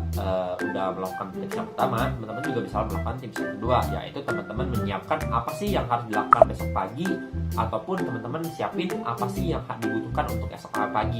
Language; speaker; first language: Indonesian; native; Indonesian